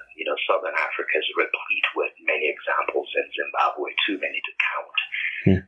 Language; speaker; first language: English; non-native, local second language; Yoruba